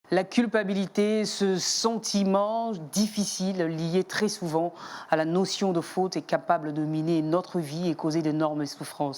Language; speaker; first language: French; native; French